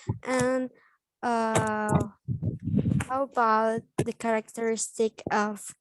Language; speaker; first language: English; non-native, learner; Indonesian